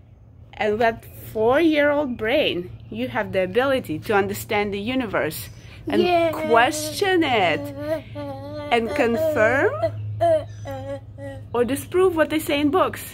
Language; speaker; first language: English; non-native, fluent; Russian